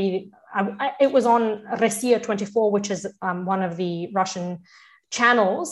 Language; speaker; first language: English; early bilingual, other home language; Russian